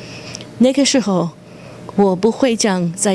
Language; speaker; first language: Chinese; non-native, fluent; English